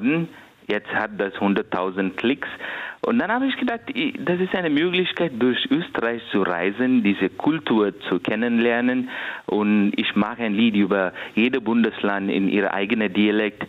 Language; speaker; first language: German; non-native, fluent; Kannada